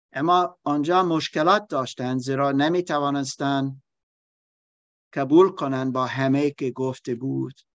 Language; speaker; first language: Persian; non-native, learner; German